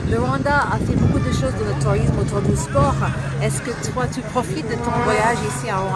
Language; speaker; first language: French; non-native, local second language; Kinyarwanda